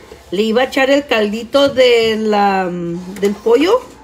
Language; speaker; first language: Spanish; early bilingual, heritage; Spanish